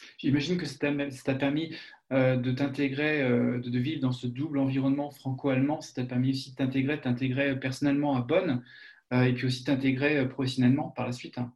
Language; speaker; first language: French; native; French